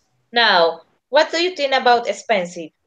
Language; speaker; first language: English; non-native, learner; Spanish